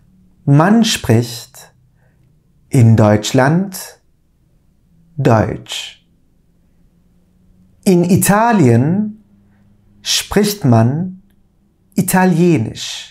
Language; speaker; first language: German; non-native, fluent; Turkish